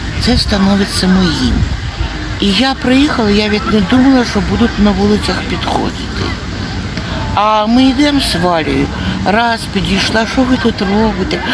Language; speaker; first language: Ukrainian; non-native, local second language; Russian